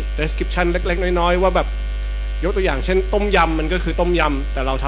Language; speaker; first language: Thai; native; Thai